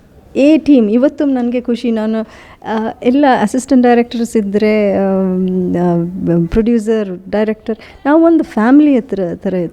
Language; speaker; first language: Kannada; non-native, learner; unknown